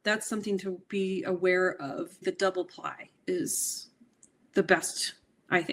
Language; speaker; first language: English; native; English